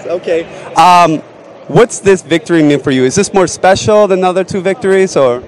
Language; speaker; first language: English; native; English